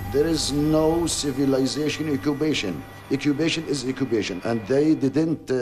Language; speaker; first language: English; non-native, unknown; Arabic